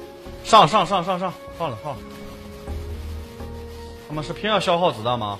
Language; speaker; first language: Chinese; native; Chinese